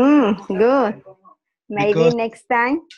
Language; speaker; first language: English; non-native, learner; Spanish